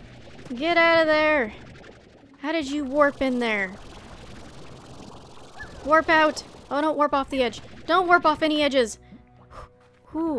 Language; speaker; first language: English; native; English